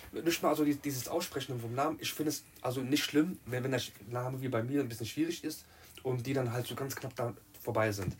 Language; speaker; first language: German; native; German